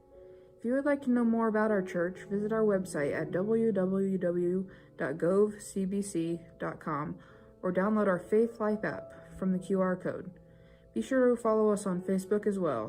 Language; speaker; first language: English; native; English